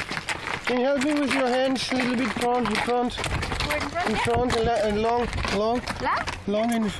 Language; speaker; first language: English; non-native, learner; Greek